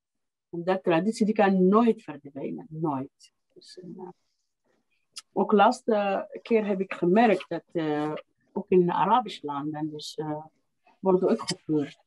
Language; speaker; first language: Dutch; non-native, fluent; Arabic